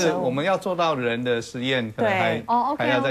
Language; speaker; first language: Chinese; native; Chinese